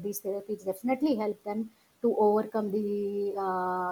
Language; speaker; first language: English; non-native, local second language; Gujarati